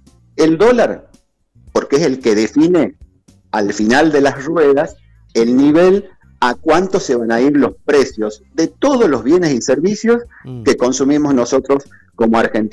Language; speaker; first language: Spanish; native; Spanish